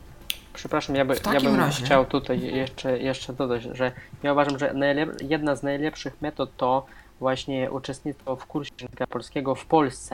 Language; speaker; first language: Polish; non-native, fluent; Russian